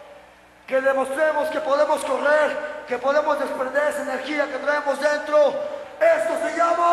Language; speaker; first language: Spanish; native; Spanish